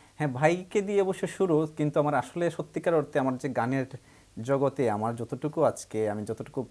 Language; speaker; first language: Bangla; native; Bangla